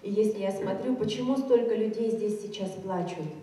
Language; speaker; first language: Russian; native; Russian